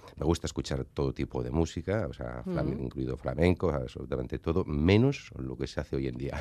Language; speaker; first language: Spanish; native; Spanish